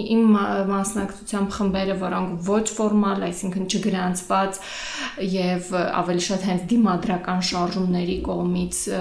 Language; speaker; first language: Armenian; native; Armenian